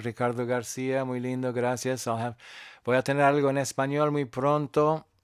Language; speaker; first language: Spanish; non-native, fluent; English